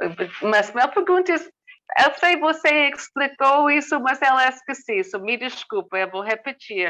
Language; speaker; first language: Portuguese; non-native, learner; English